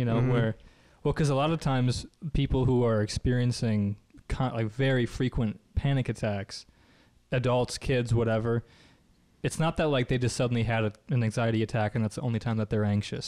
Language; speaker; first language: English; native; English